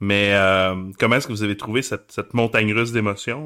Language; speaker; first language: French; native; French